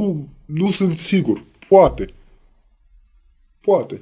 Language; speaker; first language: Romanian; non-native, learner; Arabic